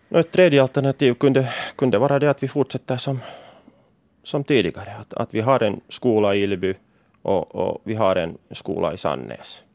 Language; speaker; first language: Swedish; native; Swedish